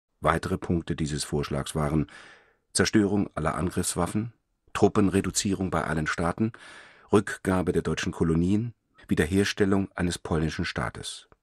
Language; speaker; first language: German; native; German